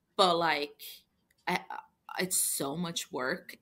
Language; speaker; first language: English; non-native, fluent; Portuguese